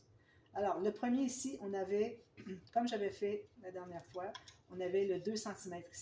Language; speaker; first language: French; native; French